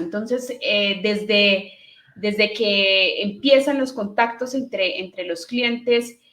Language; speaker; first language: Spanish; native; Spanish